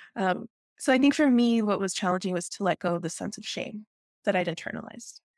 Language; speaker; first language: English; early bilingual, other home language; Spanish